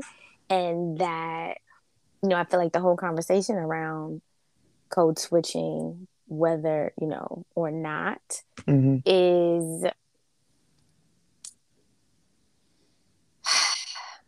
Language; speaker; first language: English; native; English